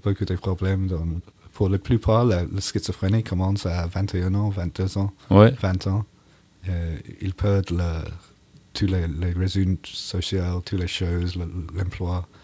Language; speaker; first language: French; non-native, learner; English